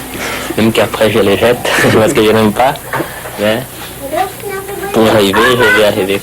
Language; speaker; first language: French; non-native, fluent; Portuguese